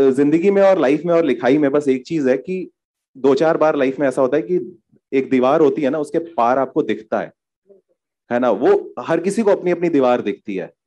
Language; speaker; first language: Hindi; native; Hindi